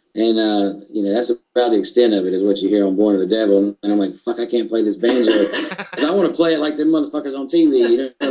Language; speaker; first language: English; native; English